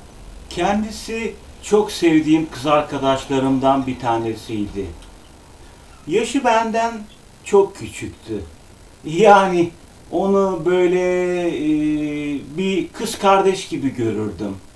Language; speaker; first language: Turkish; native; Turkish